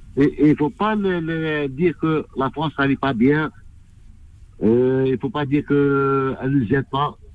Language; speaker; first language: French; non-native, learner; Arabic